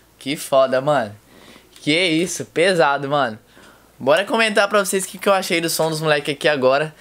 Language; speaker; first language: Portuguese; native; Portuguese